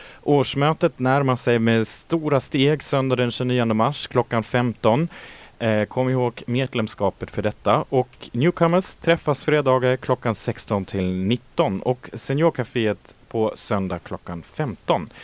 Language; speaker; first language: Swedish; native; Swedish